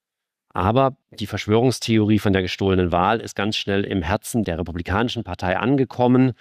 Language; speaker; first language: German; native; German